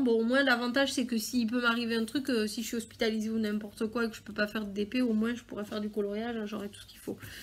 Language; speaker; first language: French; native; French